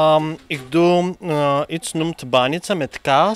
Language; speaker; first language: Dutch; non-native, learner; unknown